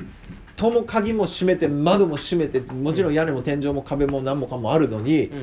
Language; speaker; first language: Japanese; native; Japanese